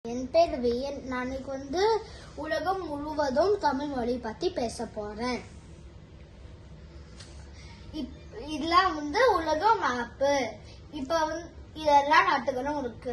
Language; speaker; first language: Tamil; early bilingual, heritage; Tamil